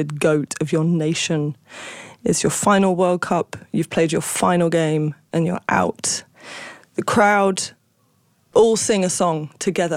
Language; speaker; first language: English; native; English